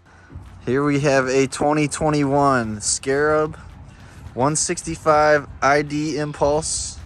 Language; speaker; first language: English; native; English